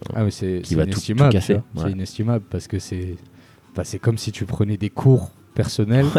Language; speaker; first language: French; native; French